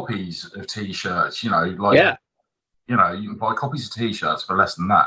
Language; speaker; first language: English; native; English